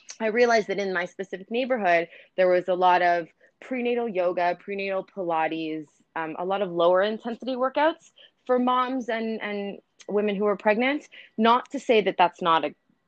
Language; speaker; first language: English; native; English